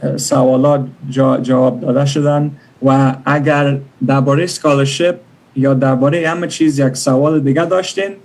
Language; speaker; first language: Persian; early bilingual, other home language; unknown